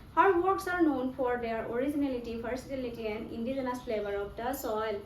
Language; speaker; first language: English; non-native, local second language; Assamese